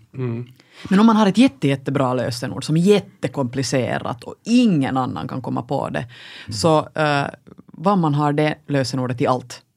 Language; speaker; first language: Swedish; native; Swedish